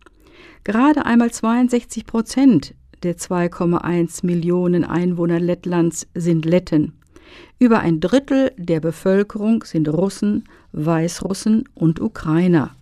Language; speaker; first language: German; native; German